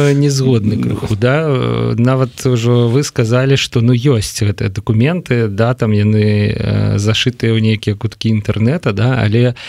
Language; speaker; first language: Belarusian; non-native, local second language; Russian